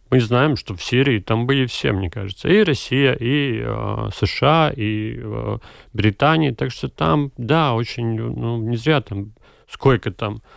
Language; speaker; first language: Russian; non-native, local second language; Latvian